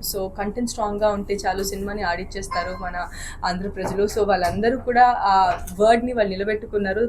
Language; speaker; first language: Telugu; native; Telugu